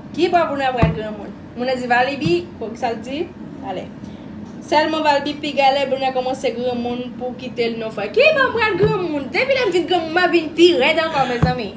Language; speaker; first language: Haitian Creole; non-native, fluent; Portuguese